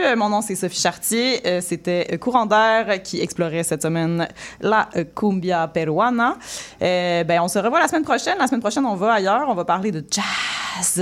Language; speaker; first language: French; native; French